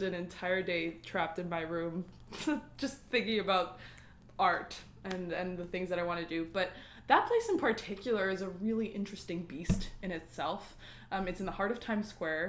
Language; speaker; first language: English; early bilingual, other home language; Spanish